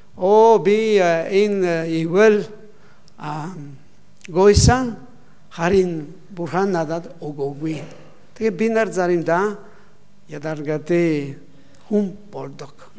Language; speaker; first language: Mongolian; non-native, learner; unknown